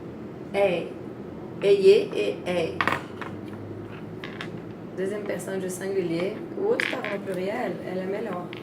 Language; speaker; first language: French; non-native, fluent; Portuguese